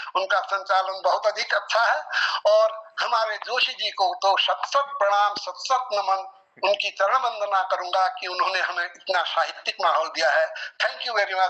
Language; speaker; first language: Hindi; non-native, local second language; Nepali